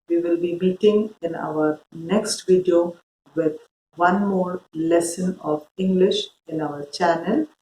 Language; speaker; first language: English; non-native, local second language; Hindi